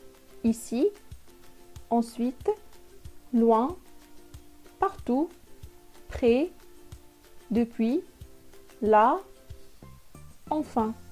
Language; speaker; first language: French; non-native, local second language; Arabic